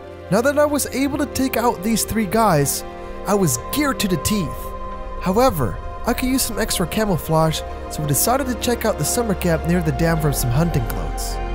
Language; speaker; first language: English; non-native, fluent; Dutch